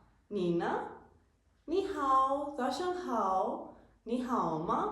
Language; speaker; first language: Chinese; non-native, fluent; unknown